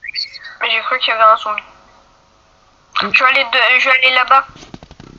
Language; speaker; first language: French; native; French